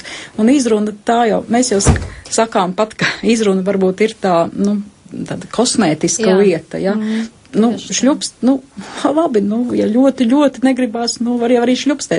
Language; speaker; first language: Latvian; native; Latvian